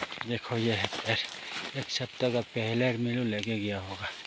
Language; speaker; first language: Hindi; non-native, local second language; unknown